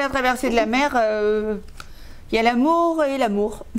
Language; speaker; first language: French; native; French